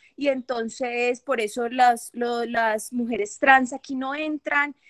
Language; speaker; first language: Spanish; native; Spanish